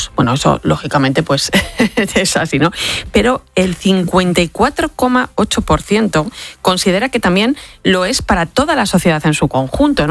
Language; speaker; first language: Spanish; native; Spanish